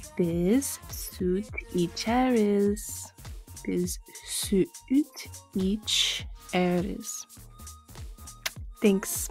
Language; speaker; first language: Turkish; non-native, learner; English